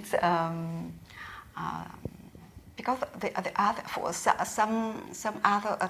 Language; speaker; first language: English; non-native, learner; Vietnamese